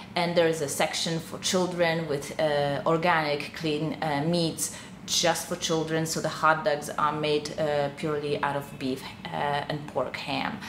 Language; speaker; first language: English; non-native, fluent; Polish